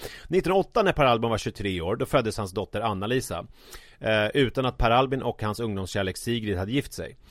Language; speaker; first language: Swedish; native; Swedish